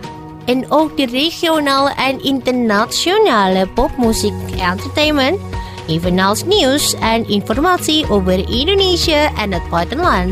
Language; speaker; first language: Dutch; non-native, learner; Indonesian